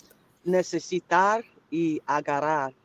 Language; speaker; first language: Spanish; non-native, learner; English